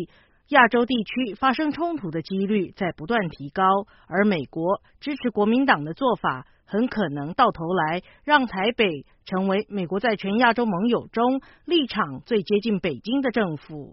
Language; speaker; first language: Chinese; native; Chinese